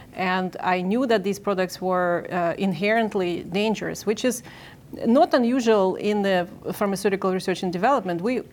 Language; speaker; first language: English; non-native, fluent; Ukrainian